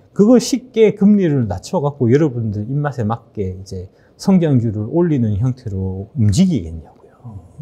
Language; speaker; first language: Korean; native; Korean